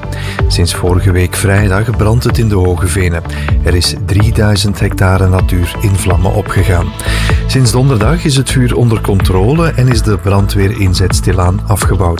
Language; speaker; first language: Dutch; native; Dutch